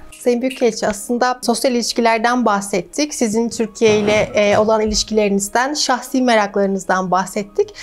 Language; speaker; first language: Turkish; native; Turkish